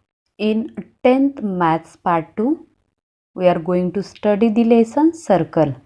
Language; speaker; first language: English; non-native, local second language; Marathi